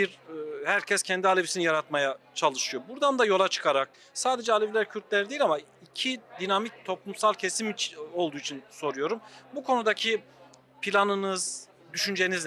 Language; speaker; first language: Turkish; native; Turkish